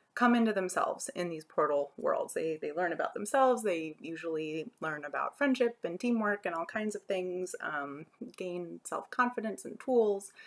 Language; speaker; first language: English; native; English